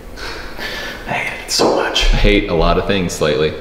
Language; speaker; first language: English; native; English